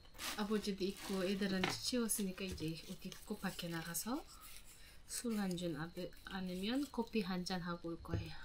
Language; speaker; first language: Korean; non-native, fluent; Uzbek